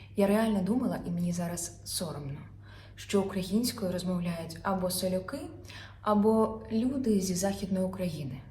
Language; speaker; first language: Ukrainian; non-native, local second language; Russian